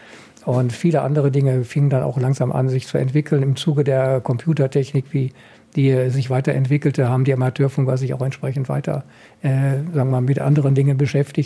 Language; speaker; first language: German; native; German